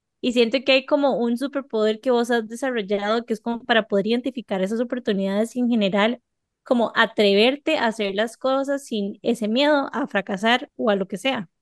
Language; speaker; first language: Spanish; native; Spanish